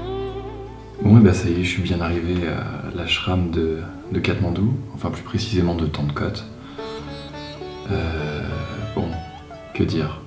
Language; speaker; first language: French; native; French